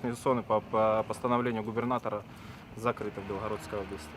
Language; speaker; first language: Russian; native; Russian